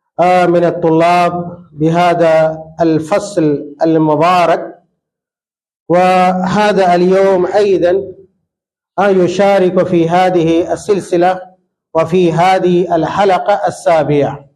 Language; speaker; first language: Arabic; non-native, fluent; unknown